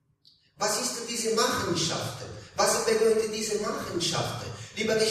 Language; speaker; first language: German; non-native, learner; Italian